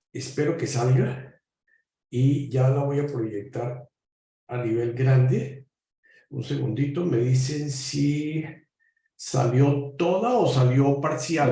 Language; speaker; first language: Spanish; native; Spanish